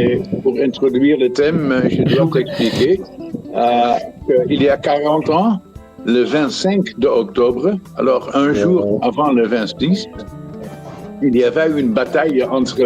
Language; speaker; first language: French; non-native, fluent; Dutch